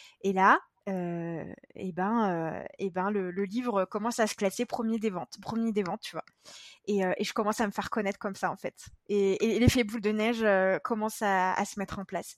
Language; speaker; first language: French; native; French